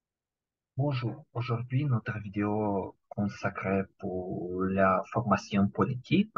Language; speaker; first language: French; non-native, learner; Ukrainian